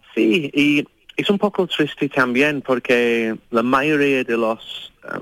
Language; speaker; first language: Spanish; non-native, fluent; English